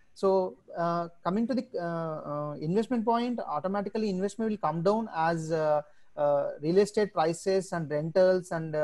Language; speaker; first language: English; non-native, local second language; Telugu